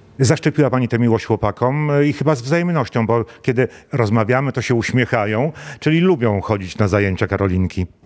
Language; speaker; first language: Polish; native; Polish